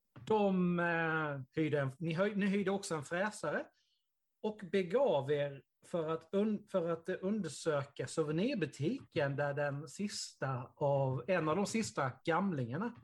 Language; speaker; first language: Swedish; native; Swedish